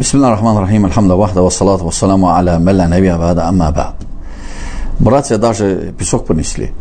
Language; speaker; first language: Russian; non-native, fluent; Azerbaijani